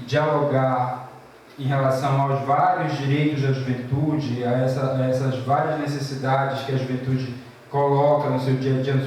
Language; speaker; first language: Portuguese; native; Portuguese